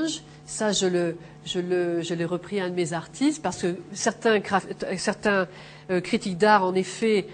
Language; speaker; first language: French; native; French